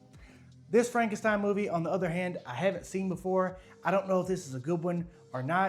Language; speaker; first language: English; native; English